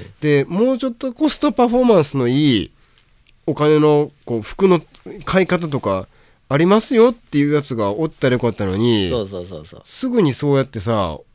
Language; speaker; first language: Japanese; native; Japanese